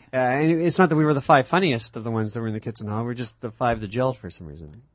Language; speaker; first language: English; native; English